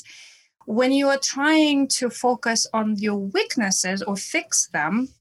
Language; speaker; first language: English; non-native, fluent; Russian